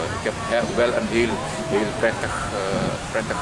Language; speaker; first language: Dutch; early bilingual, heritage; Javanese